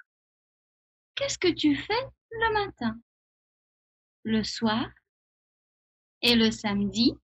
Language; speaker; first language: French; non-native, fluent; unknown